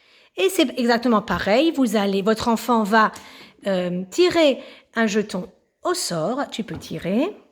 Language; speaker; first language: French; native; French